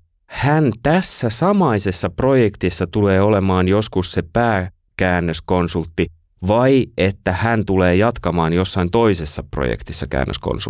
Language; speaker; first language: Finnish; native; Finnish